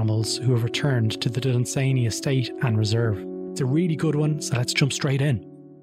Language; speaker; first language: English; native; English